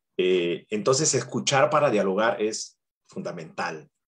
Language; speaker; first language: Spanish; native; Spanish